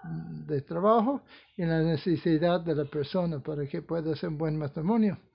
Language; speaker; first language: Spanish; non-native, fluent; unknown